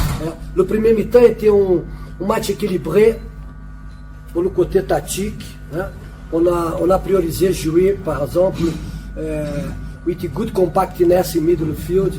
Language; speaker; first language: French; non-native, fluent; Portuguese